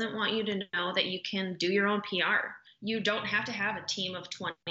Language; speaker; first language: English; native; English